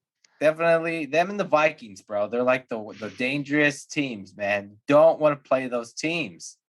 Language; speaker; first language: English; native; English